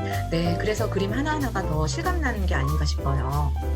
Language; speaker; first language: Korean; native; Korean